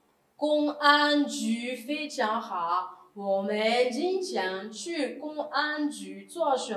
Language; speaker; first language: Chinese; non-native, fluent; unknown